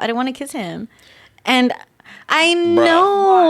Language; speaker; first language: English; native; English